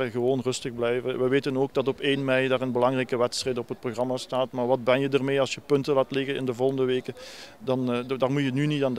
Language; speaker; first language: Dutch; native; Dutch